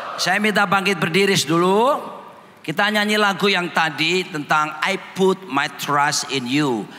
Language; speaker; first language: Indonesian; native; Indonesian